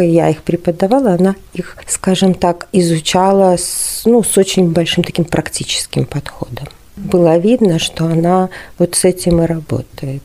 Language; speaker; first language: Russian; native; Russian